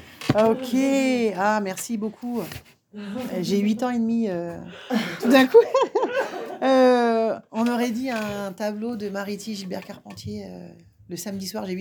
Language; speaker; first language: French; native; French